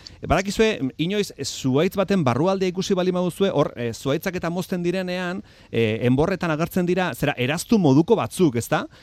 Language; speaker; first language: Basque; native; Basque